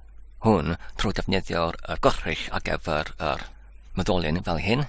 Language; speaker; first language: Welsh; non-native, fluent; English